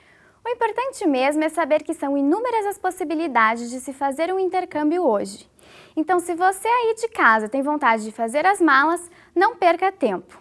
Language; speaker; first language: Portuguese; native; Portuguese